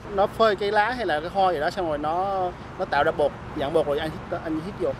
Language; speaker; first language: Vietnamese; early bilingual, other home language; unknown